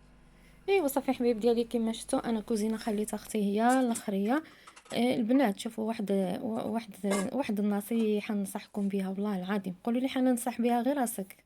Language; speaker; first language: Arabic; native; Arabic